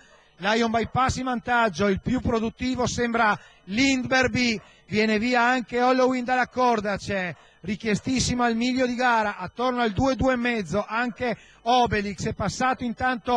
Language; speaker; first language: Italian; native; Italian